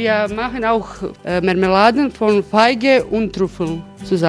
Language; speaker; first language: German; non-native, learner; Croatian